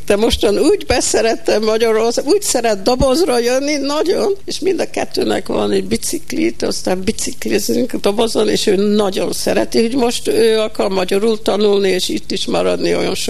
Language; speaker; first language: Hungarian; early bilingual, heritage; Hungarian